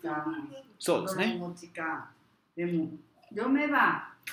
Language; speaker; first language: Japanese; non-native, learner; Spanish